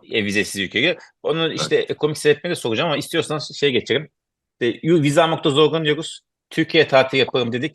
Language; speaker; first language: Turkish; native; Turkish